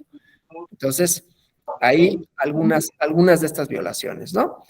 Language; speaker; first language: Spanish; native; Spanish